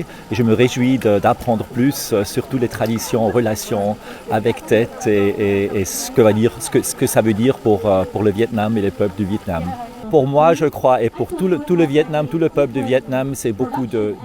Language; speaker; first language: French; non-native, fluent; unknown